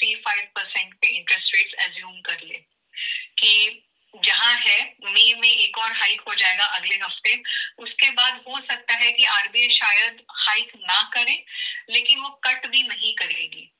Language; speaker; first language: Hindi; native; Hindi